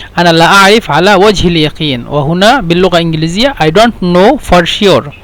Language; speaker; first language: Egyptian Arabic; non-native, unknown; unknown